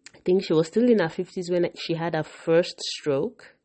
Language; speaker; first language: English; non-native, local second language; Yoruba